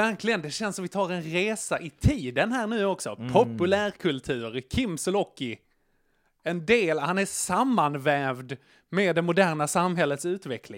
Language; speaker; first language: Swedish; native; Swedish